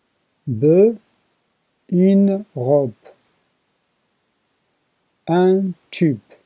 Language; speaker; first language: French; non-native, learner; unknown